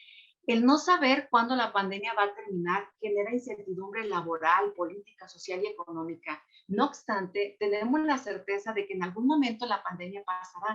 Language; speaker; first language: Spanish; native; Spanish